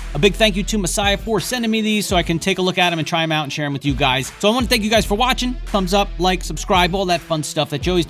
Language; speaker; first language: English; native; English